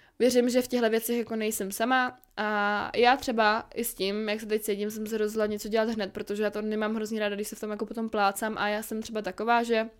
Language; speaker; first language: Czech; native; Czech